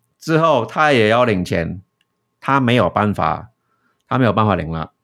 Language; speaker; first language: Chinese; early bilingual, heritage; Chinese